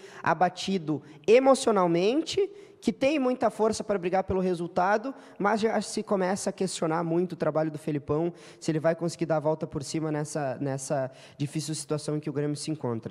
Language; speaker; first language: Portuguese; native; Portuguese